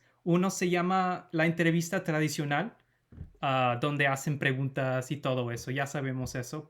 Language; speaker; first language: Spanish; non-native, fluent; English